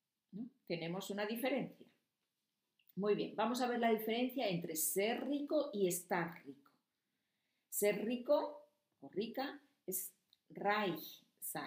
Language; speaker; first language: Spanish; non-native, fluent; German